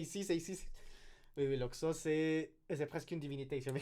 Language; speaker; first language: French; non-native, learner; Spanish